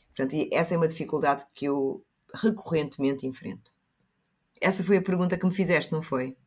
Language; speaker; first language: Portuguese; early bilingual, other home language; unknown